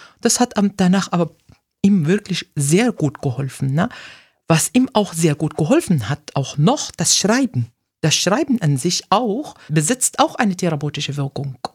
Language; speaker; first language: German; non-native, fluent; Arabic